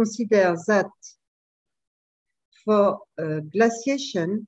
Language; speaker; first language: English; non-native, fluent; French